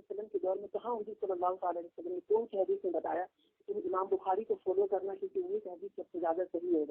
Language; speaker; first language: Hindi; native; Hindi